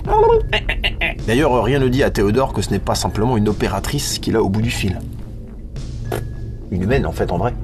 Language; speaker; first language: French; native; French